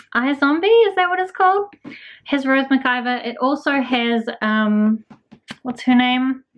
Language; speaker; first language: English; native; English